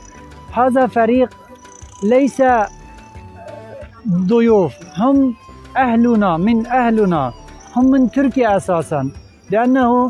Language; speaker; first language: Arabic; non-native, learner; Indonesian